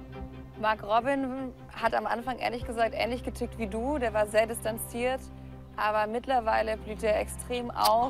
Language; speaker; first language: German; native; German